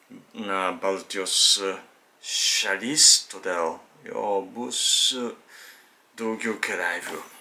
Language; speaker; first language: Lithuanian; non-native, fluent; Japanese